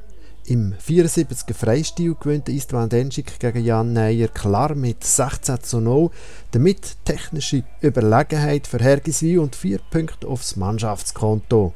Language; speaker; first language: German; native; German